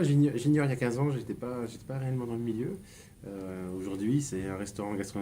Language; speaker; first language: French; native; French